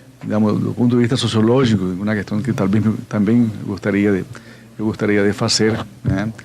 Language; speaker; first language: Portuguese; non-native, fluent; Spanish